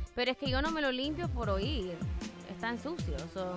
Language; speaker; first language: Spanish; early bilingual, heritage; Spanish